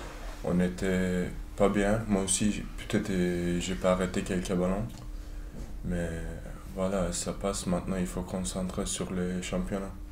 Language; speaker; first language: French; non-native, learner; Turkish